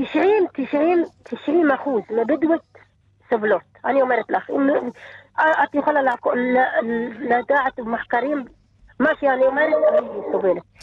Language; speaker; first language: Hebrew; non-native, learner; Arabic